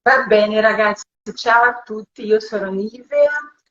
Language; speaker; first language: Italian; non-native, fluent; Portuguese